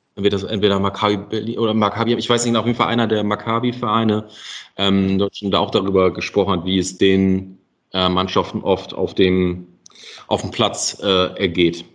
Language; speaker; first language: German; native; German